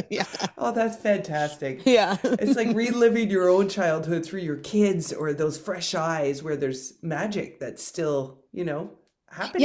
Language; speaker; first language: English; native; English